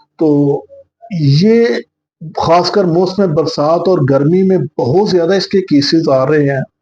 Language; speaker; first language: Urdu; non-native, local second language; Punjabi